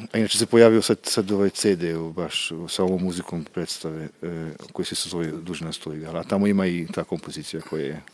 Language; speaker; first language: Croatian; non-native, local second language; Hungarian